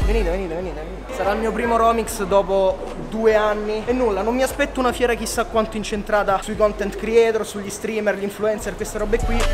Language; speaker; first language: Italian; native; Italian